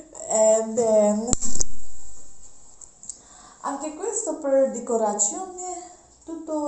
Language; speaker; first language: Italian; non-native, learner; Mizo